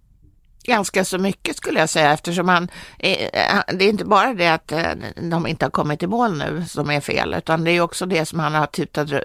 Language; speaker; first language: Swedish; native; Swedish